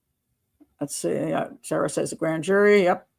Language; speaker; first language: English; native; English